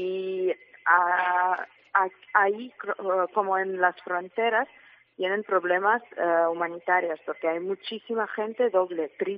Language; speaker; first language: Spanish; non-native, fluent; Ukrainian